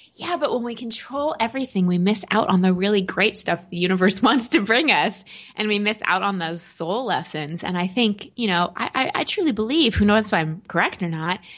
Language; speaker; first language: English; native; English